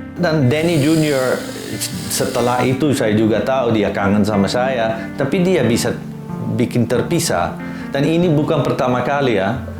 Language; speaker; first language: Indonesian; non-native, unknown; Dutch